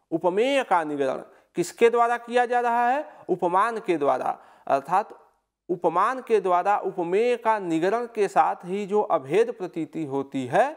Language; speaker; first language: Hindi; native; Hindi